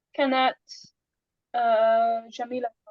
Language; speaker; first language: Arabic; non-native, learner; English